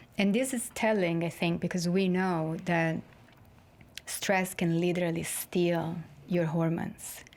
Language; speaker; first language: English; non-native, fluent; Italian